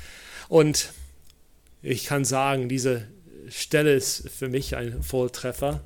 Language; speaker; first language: German; non-native, fluent; English